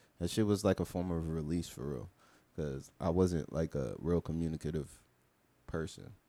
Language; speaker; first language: English; early bilingual, other home language; Haitian Creole